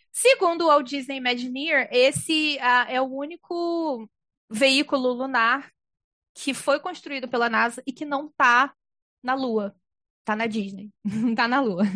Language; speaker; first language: Portuguese; native; Portuguese